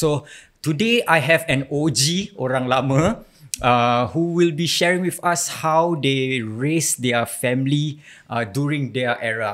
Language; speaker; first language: English; non-native, local second language; Malay